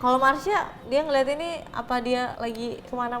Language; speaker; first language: Indonesian; native; Indonesian